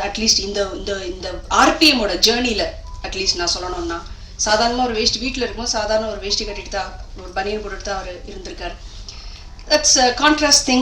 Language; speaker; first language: Tamil; native; Tamil